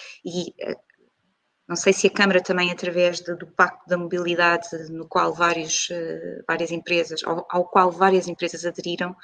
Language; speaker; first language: Portuguese; native; Portuguese